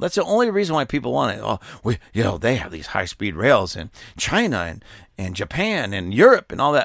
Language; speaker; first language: English; native; English